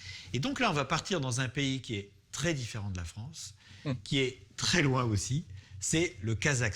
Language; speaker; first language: French; native; French